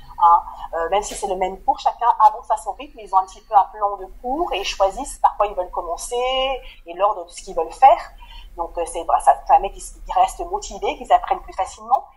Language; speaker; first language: French; native; French